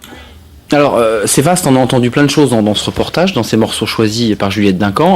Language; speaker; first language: French; native; French